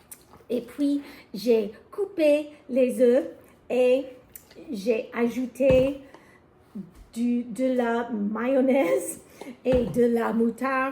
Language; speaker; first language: French; non-native, learner; English